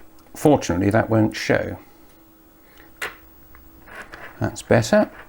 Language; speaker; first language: English; native; English